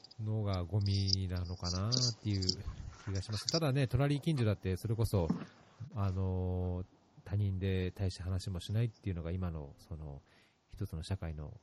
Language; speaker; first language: Japanese; native; Japanese